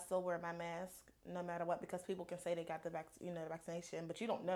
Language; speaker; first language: English; native; English